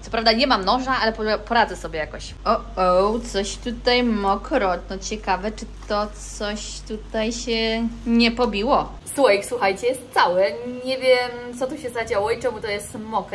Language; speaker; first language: Polish; native; Polish